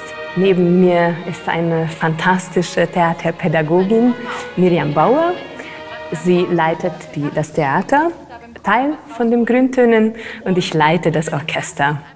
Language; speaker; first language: German; non-native, fluent; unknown